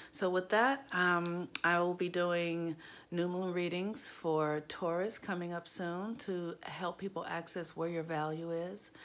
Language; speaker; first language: English; native; English